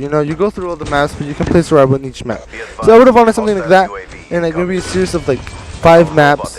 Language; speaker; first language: English; native; English